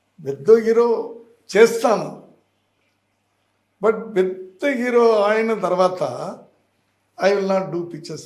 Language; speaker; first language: Telugu; non-native, learner; Tamil